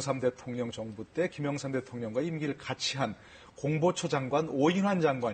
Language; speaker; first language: Korean; native; Korean